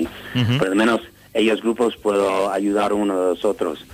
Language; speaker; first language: Spanish; non-native, learner; English